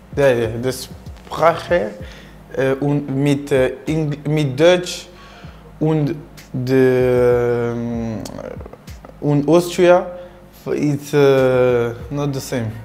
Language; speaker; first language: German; non-native, learner; French